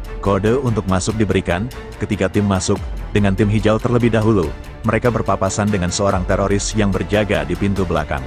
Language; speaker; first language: Indonesian; native; Indonesian